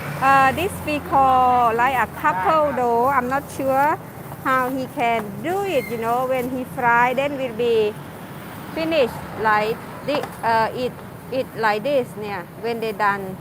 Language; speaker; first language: English; non-native, learner; Thai